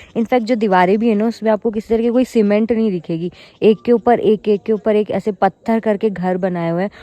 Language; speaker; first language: Hindi; native; Hindi